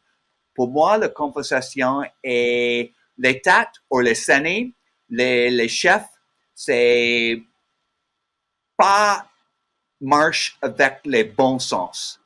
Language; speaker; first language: French; non-native, learner; English